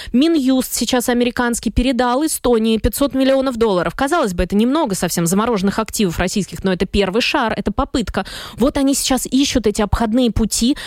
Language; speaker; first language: Russian; native; Russian